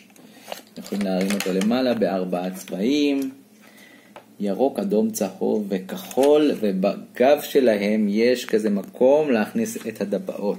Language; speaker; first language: Hebrew; native; Hebrew